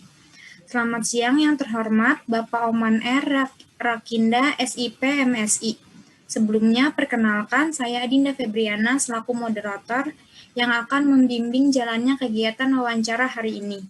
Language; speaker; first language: Indonesian; native; Indonesian